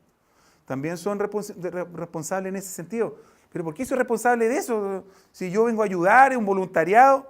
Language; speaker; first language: Spanish; native; Spanish